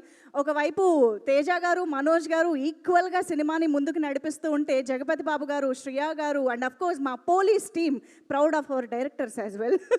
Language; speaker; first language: Telugu; native; Telugu